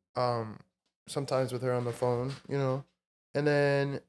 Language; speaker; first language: English; early bilingual, other home language; Spanish